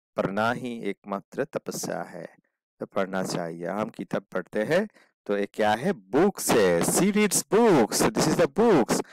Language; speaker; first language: Hindi; non-native, local second language; Bangla